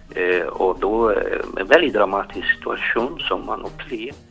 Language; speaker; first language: Swedish; non-native, fluent; Portuguese